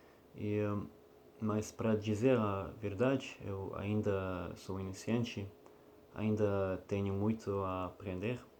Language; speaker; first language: Portuguese; non-native, learner; Russian